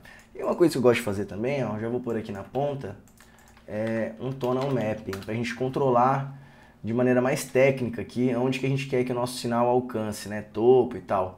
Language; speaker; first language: Portuguese; native; Portuguese